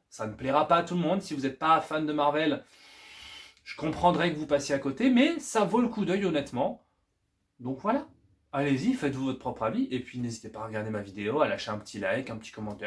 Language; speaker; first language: French; native; French